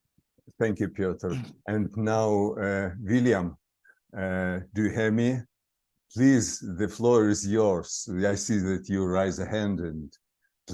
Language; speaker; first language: English; non-native, fluent; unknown